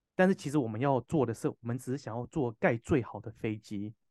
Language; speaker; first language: Chinese; non-native, fluent; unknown